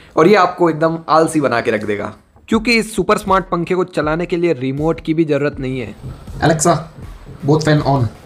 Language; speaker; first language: Hindi; native; Hindi